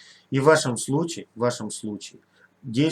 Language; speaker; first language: Russian; native; Russian